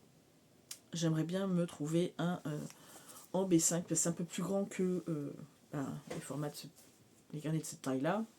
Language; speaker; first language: French; native; French